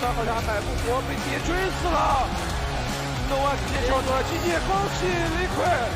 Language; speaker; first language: Chinese; native; Chinese